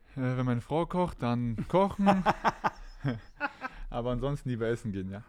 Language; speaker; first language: German; native; German